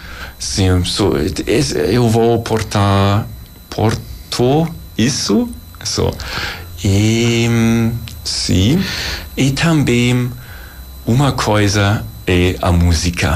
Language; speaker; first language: Portuguese; non-native, learner; German